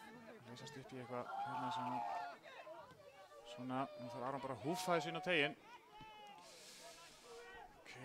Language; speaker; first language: Icelandic; native; Icelandic